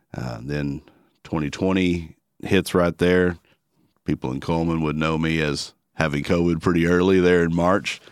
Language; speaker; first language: English; native; English